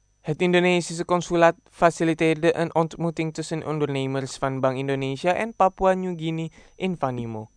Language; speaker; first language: Dutch; non-native, fluent; Indonesian